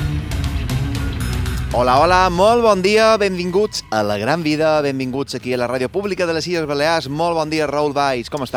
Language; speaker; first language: Catalan; native; Catalan